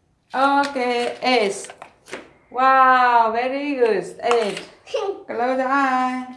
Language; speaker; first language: English; non-native, learner; Vietnamese